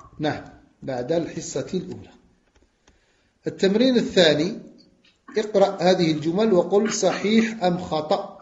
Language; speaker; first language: Arabic; non-native, fluent; French